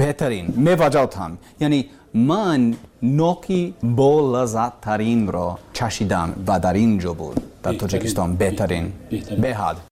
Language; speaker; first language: Persian; non-native, learner; English